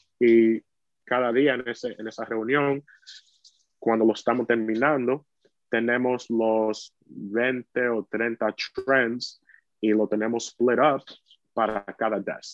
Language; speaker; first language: Spanish; early bilingual, heritage; Spanish